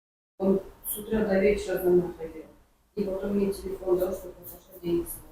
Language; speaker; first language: Russian; non-native, local second language; Kyrgyz